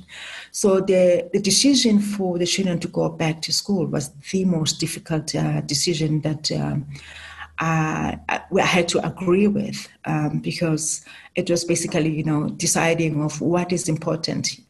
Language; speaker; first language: English; non-native, local second language; Southern Sotho